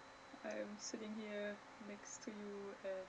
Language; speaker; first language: English; non-native, learner; German